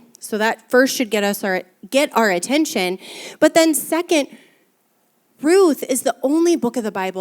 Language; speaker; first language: English; native; English